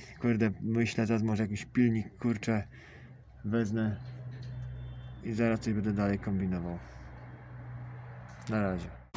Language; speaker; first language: Polish; native; Polish